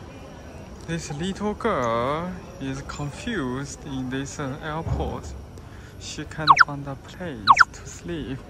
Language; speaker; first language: English; non-native, learner; Chinese